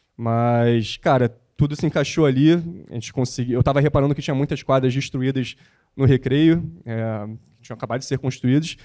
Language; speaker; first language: Portuguese; native; Portuguese